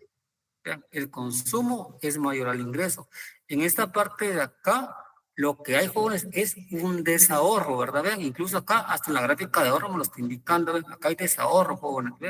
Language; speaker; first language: Spanish; native; Spanish